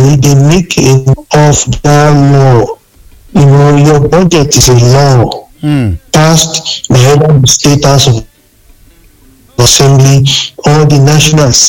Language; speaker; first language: English; non-native, local second language; Yoruba